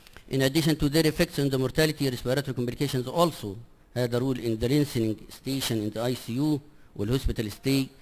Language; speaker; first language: English; non-native, fluent; Arabic